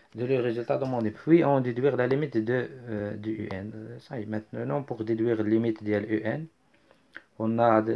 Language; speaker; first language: French; non-native, local second language; Arabic